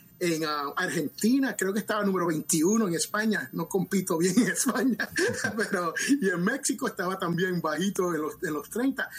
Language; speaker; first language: Spanish; early bilingual, other home language; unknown